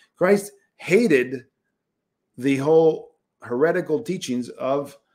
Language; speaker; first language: English; native; English